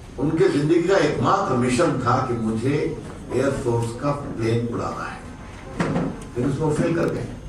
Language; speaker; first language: Hindi; native; Hindi